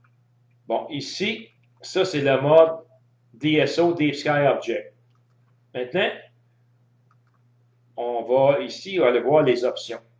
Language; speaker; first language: French; native; French